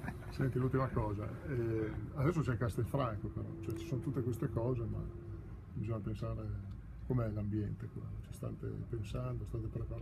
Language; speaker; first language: Italian; native; Italian